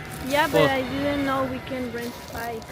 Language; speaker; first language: English; non-native, learner; Spanish